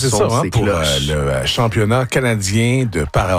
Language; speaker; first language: French; native; French